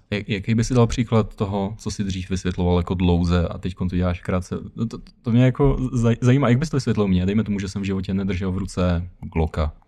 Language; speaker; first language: Czech; early bilingual, other home language; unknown